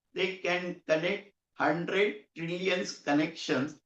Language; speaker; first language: English; non-native, local second language; Marathi